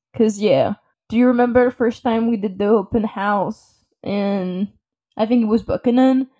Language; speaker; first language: English; non-native, fluent; French